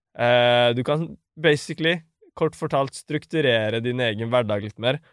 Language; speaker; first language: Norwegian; native; Norwegian